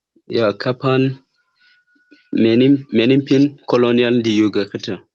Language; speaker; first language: Indonesian; non-native, learner; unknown